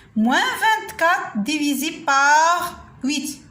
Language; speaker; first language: French; non-native, local second language; Arabic